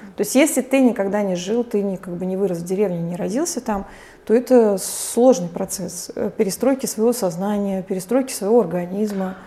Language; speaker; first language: Russian; native; Russian